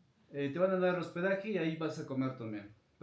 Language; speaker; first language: Spanish; native; Spanish